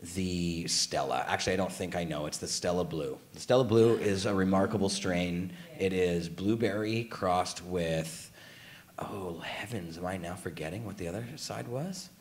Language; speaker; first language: English; native; English